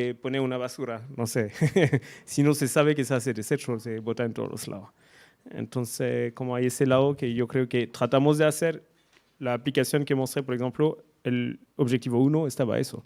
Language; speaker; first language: Spanish; non-native, fluent; French